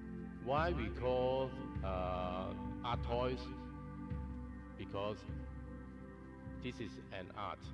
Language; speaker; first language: English; non-native, learner; Cantonese